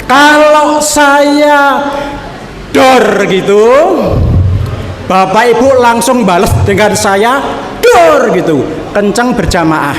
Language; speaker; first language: Indonesian; native; Indonesian